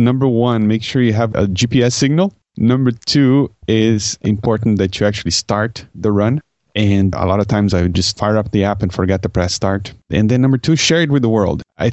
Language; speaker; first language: English; non-native, fluent; Portuguese